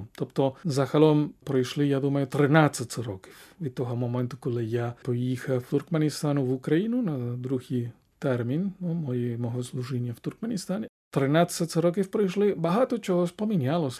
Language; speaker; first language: Ukrainian; non-native, fluent; Spanish